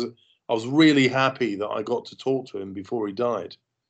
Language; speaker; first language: English; native; English